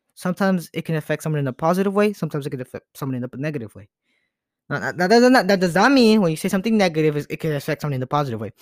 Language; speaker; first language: English; early bilingual, other home language; Spanish